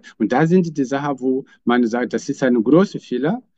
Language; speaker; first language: German; non-native, fluent; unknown